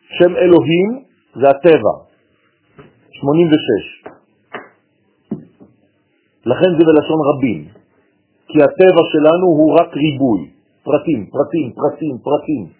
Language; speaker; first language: Hebrew; non-native, fluent; French